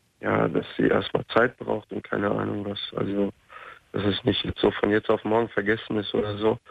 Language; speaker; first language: German; early bilingual, other home language; Turkish